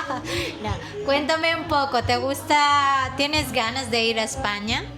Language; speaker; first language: Spanish; non-native, fluent; Filipino